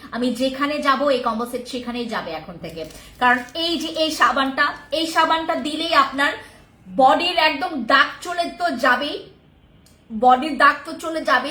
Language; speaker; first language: Bangla; non-native, local second language; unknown